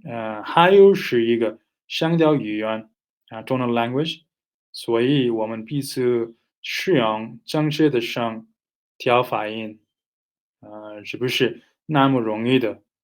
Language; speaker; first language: Chinese; non-native, learner; Nepali